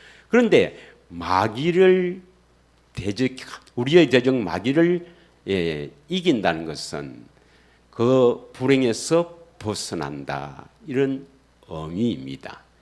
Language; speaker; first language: Korean; native; Korean